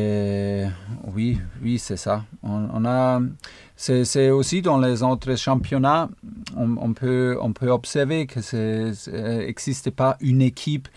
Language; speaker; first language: French; non-native, fluent; German